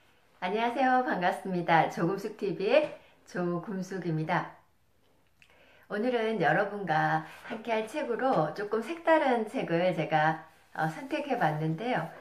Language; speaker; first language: Korean; native; Korean